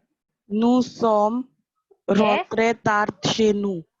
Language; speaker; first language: French; non-native, learner; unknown